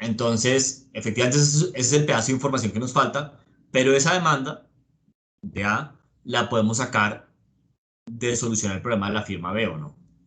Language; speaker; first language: Spanish; native; Spanish